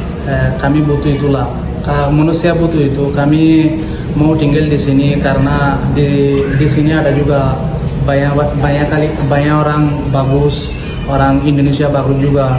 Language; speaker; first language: Indonesian; non-native, learner; Rohingya